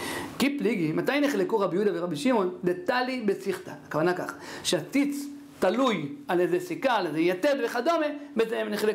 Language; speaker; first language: Hebrew; native; Hebrew